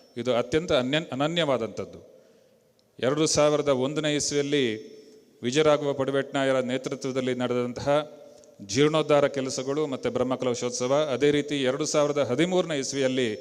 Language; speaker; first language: Kannada; non-native, local second language; Tulu